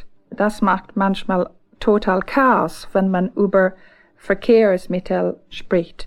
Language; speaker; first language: German; non-native, fluent; English